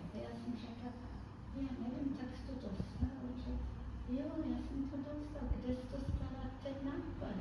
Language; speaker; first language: Czech; early bilingual, heritage; Czech